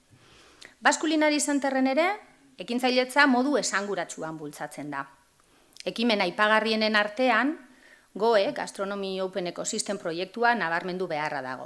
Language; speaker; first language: Basque; native; Basque